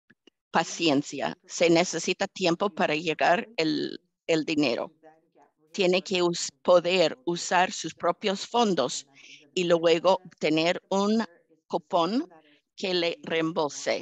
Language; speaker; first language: Spanish; early bilingual, heritage; English